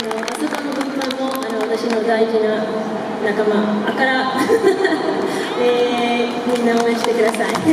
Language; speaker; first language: Japanese; non-native, fluent; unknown